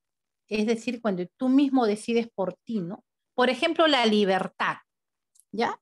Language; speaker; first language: Spanish; native; Spanish